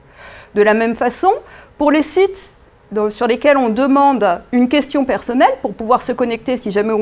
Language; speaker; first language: French; native; French